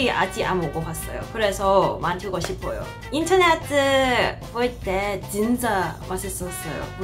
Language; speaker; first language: Korean; non-native, learner; Cantonese